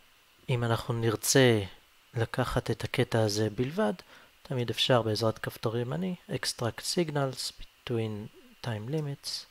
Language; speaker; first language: Hebrew; native; Hebrew